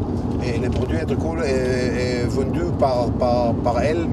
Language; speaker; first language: French; non-native, learner; Hebrew